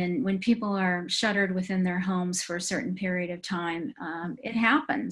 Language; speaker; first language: English; native; English